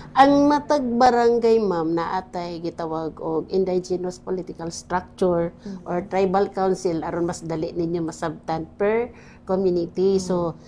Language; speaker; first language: Cebuano; non-native, local second language; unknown